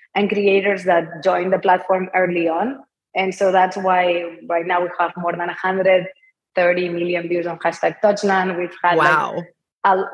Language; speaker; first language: English; non-native, fluent; Spanish